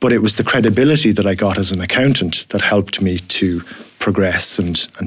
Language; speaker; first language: English; native; English